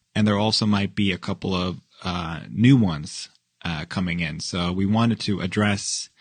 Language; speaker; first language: English; non-native, fluent; Norwegian